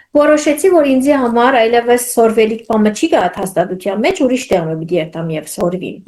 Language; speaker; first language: Armenian; early bilingual, heritage; Armenian